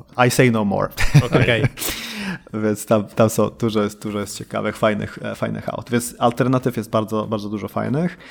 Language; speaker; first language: Polish; early bilingual, heritage; Polish